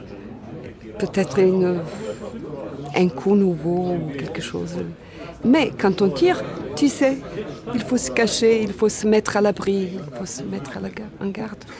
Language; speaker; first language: French; non-native, fluent; Bosnian